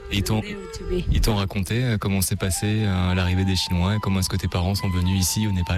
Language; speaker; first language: French; native; French